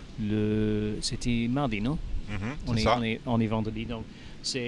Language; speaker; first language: French; non-native, learner; English